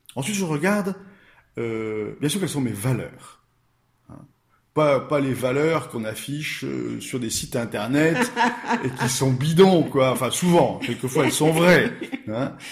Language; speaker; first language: French; native; French